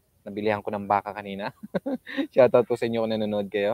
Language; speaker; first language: Filipino; native; Filipino